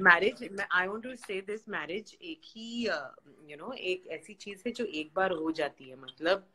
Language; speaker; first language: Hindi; non-native, local second language; Marathi